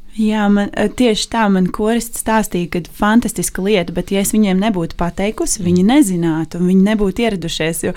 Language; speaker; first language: Latvian; native; Latvian